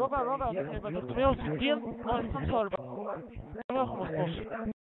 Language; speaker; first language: Arabic; native; Arabic